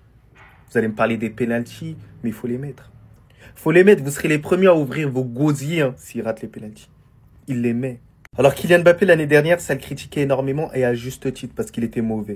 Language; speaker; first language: French; native; French